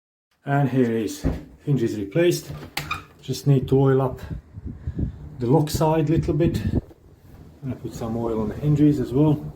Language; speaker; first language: English; non-native, fluent; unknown